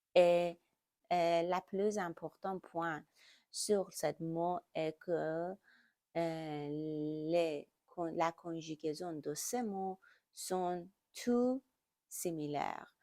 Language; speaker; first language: French; non-native, learner; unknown